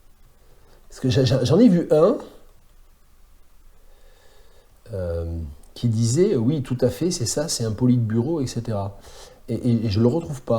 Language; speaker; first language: French; native; French